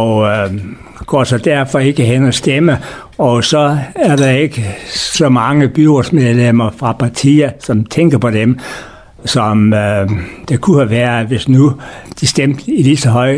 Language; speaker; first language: Danish; native; Danish